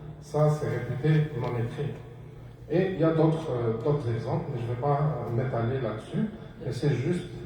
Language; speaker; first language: French; non-native, local second language; Arabic